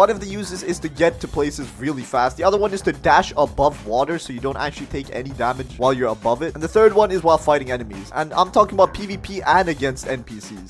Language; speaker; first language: English; native; English